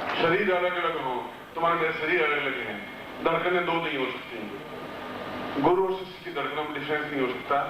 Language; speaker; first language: Hindi; native; Hindi